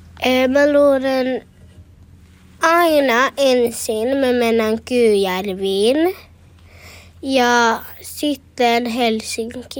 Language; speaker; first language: Finnish; early bilingual, heritage; Finnish